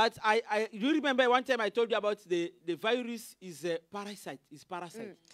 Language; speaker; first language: English; non-native, fluent; Lingala